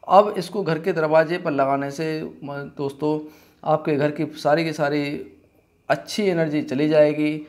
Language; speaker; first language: Hindi; native; Hindi